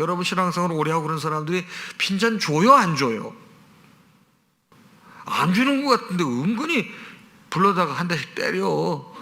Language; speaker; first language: Korean; native; Korean